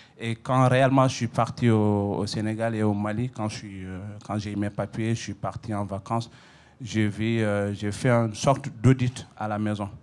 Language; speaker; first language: French; non-native, local second language; Fula